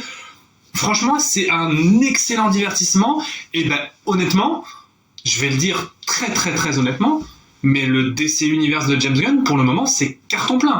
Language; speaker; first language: French; native; French